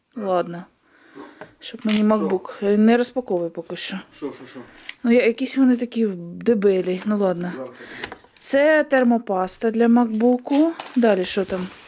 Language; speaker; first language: Ukrainian; non-native, local second language; Russian